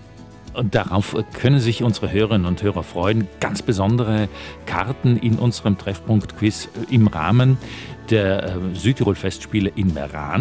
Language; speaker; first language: German; native; German